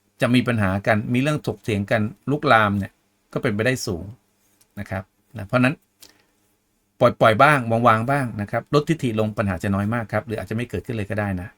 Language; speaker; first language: Thai; native; Thai